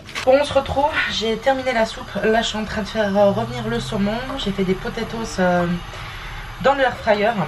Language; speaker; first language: French; native; French